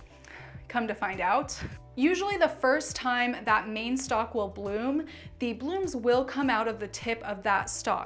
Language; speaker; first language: English; native; English